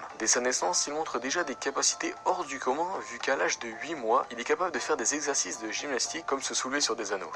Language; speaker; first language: French; native; French